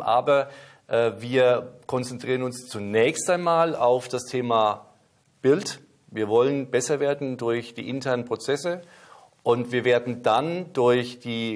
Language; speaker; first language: German; native; German